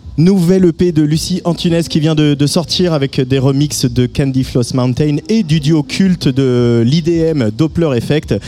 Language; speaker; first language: French; native; French